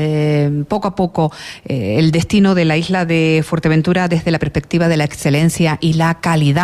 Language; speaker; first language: Spanish; native; Spanish